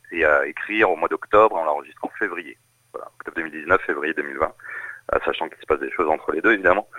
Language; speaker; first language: French; native; French